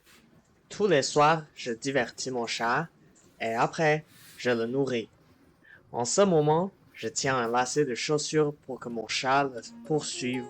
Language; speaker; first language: French; non-native, learner; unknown